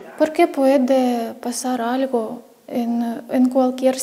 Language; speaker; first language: Spanish; non-native, learner; Ukrainian